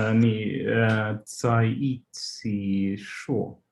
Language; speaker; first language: Chinese; non-native, learner; English